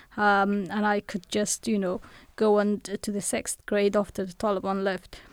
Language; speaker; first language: English; non-native, fluent; Persian